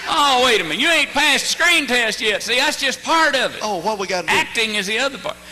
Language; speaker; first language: English; native; English